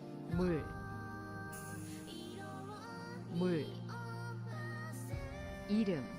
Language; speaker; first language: Korean; non-native, learner; English